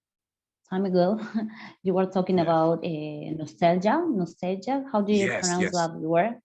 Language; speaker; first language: English; non-native, learner; Spanish